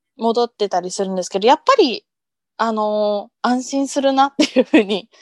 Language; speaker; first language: Japanese; early bilingual, heritage; Japanese